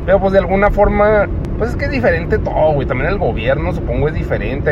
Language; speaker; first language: Spanish; native; Spanish